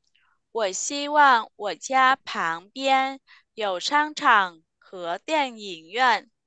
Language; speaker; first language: Chinese; non-native, fluent; Vietnamese